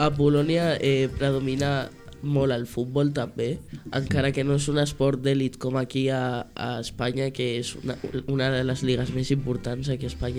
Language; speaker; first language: Catalan; early bilingual, heritage; Catalan